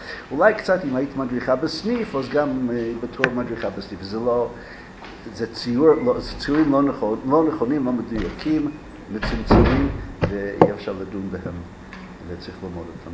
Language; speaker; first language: Hebrew; non-native, fluent; English